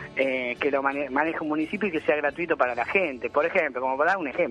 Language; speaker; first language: Spanish; native; Spanish